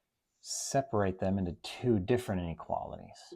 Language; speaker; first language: English; native; English